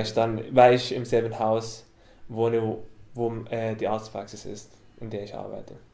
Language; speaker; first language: German; non-native, fluent; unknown